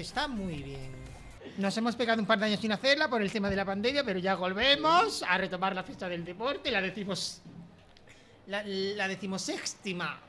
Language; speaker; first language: Spanish; native; Spanish